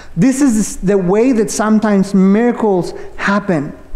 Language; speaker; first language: English; non-native, fluent; Spanish